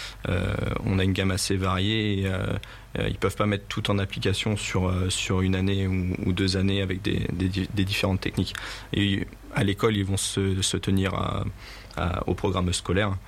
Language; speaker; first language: French; native; French